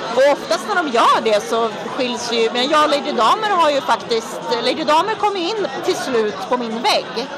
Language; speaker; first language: Swedish; native; Swedish